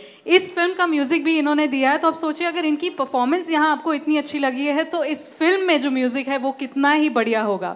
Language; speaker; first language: Hindi; native; Hindi